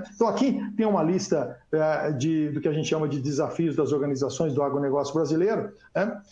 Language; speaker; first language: Portuguese; native; Portuguese